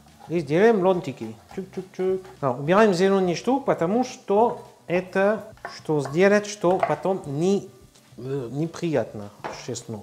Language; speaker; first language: Russian; non-native, learner; French